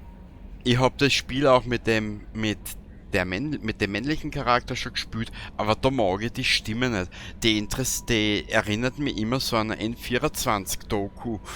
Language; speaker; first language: German; native; German